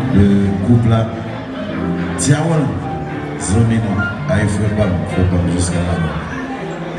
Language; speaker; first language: French; non-native, local second language; Haitian Creole